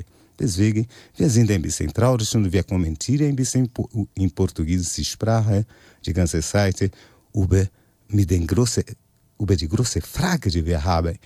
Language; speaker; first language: German; non-native, fluent; Portuguese